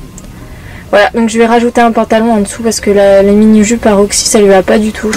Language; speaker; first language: French; native; French